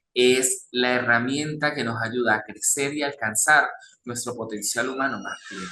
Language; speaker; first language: Spanish; native; Spanish